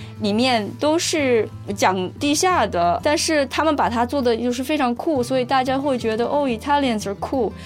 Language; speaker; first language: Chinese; native; Chinese